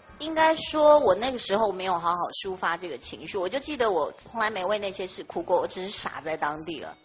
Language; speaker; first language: Chinese; native; Chinese